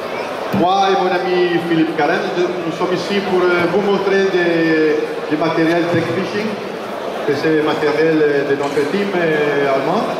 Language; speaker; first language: French; non-native, learner; Italian